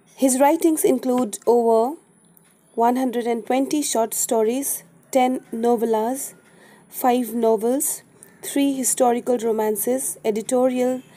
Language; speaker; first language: English; non-native, local second language; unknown